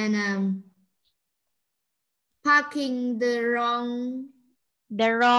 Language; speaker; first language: English; non-native, learner; Vietnamese